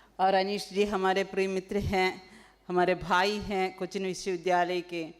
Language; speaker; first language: Hindi; non-native, local second language; Malayalam